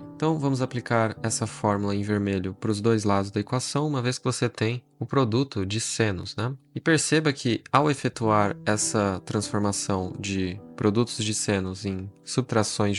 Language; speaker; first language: Portuguese; native; Portuguese